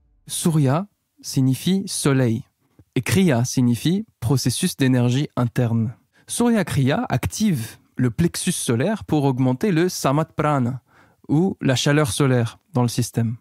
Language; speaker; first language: French; native; French